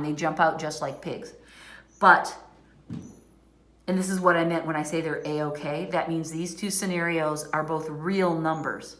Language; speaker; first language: English; native; English